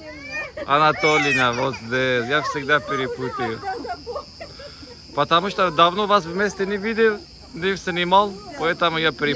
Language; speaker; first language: Russian; non-native, learner; Turkish